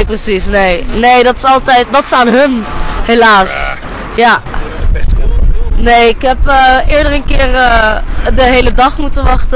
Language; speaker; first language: Dutch; native; Dutch